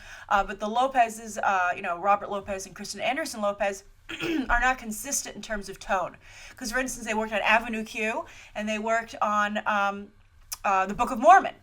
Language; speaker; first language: English; native; English